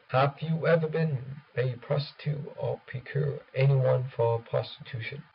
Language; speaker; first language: English; non-native, learner; Vietnamese